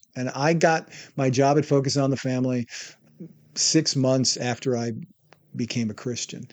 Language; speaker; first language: English; native; English